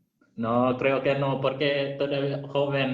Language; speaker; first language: Spanish; non-native, learner; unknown